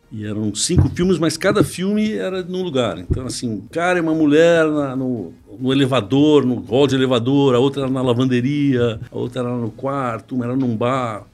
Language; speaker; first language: Portuguese; native; Portuguese